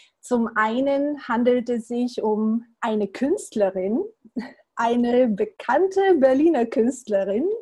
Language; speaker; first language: German; non-native, fluent; Bulgarian